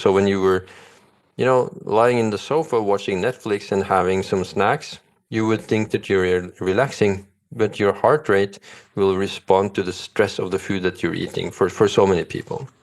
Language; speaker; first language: English; non-native, fluent; Norwegian